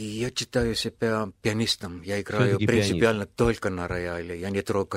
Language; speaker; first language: Russian; non-native, fluent; Estonian